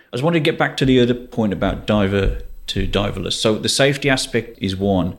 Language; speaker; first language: English; native; English